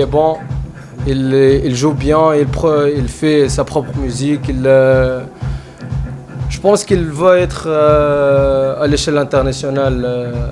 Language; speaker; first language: French; non-native, fluent; Arabic